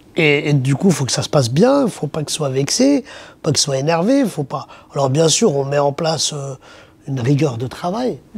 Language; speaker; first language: French; early bilingual, other home language; Arabic